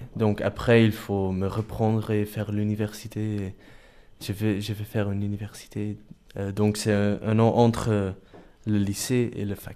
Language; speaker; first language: French; non-native, local second language; Dutch